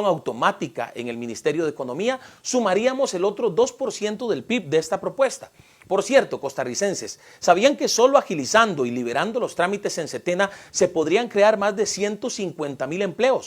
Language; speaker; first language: Spanish; native; Spanish